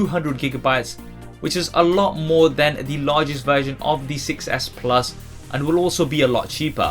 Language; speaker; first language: English; native; English